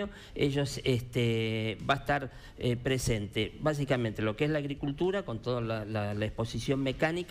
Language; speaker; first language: Spanish; native; Spanish